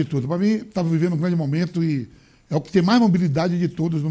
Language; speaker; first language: Portuguese; native; Portuguese